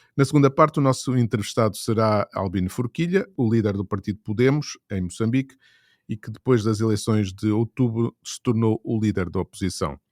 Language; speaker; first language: Portuguese; native; Portuguese